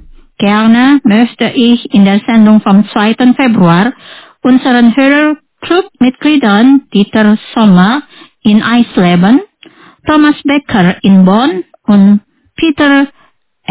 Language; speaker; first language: German; non-native, fluent; Indonesian